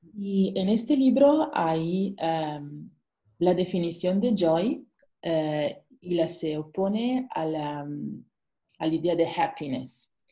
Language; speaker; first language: Spanish; non-native, fluent; Italian